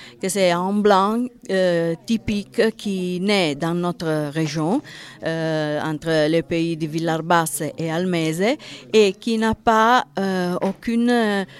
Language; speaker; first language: French; non-native, learner; Italian